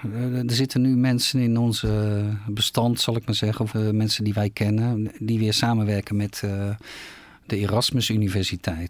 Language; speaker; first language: Dutch; native; Dutch